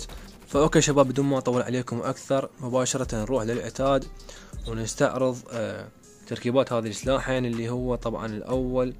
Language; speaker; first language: Arabic; native; Arabic